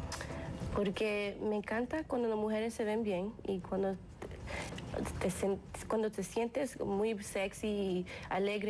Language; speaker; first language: Spanish; early bilingual, heritage; English